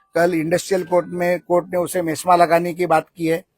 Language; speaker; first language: Hindi; non-native, local second language; Marathi